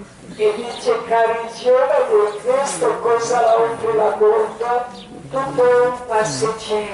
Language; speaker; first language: Italian; non-native, learner; Croatian